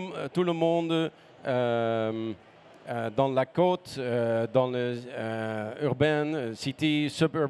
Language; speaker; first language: French; non-native, learner; Dutch